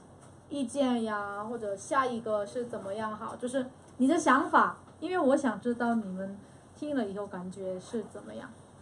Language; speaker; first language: Chinese; non-native, fluent; Korean